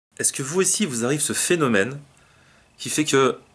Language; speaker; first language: French; native; French